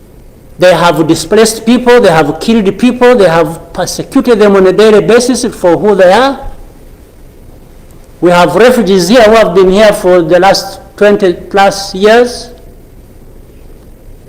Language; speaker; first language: English; non-native, local second language; Kinyarwanda